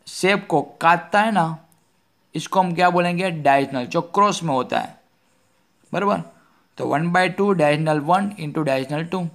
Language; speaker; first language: Hindi; non-native, local second language; Gujarati